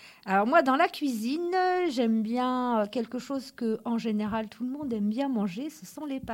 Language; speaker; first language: French; native; French